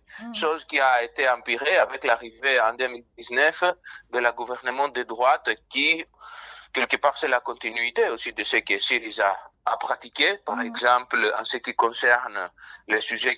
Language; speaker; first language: French; non-native, fluent; Greek